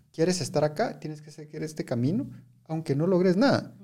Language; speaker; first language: Spanish; native; Spanish